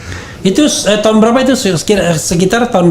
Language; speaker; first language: Indonesian; native; Indonesian